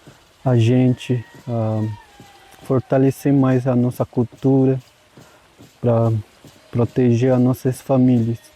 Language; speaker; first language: Portuguese; non-native, local second language; Guarani